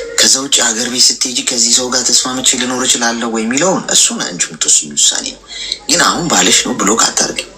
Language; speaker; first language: Amharic; native; Amharic